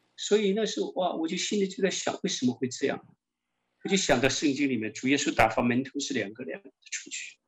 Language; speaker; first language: Chinese; native; Chinese